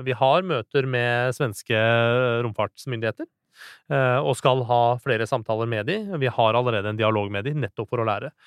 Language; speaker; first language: Norwegian; early bilingual, other home language; Persian